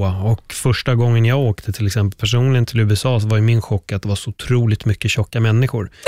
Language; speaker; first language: Swedish; native; Swedish